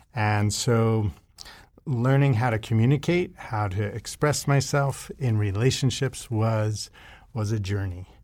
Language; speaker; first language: English; native; English